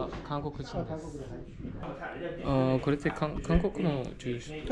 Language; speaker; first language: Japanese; non-native, learner; Korean